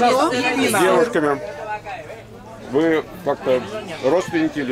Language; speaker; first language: Russian; native; Russian